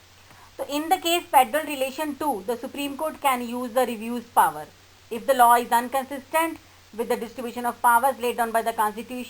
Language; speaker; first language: English; non-native, local second language; Hindi